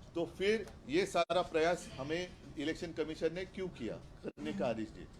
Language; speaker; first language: Hindi; non-native, local second language; Marathi